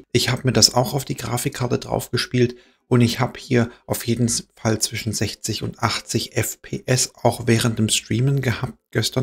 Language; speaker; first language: German; native; German